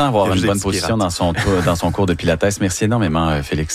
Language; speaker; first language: French; native; French